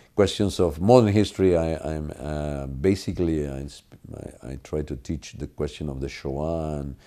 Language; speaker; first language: English; non-native, fluent; Spanish